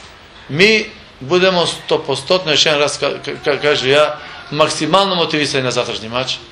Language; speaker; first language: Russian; non-native, learner; Macedonian